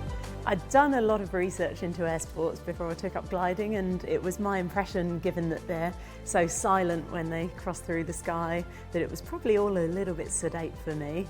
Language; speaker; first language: English; native; English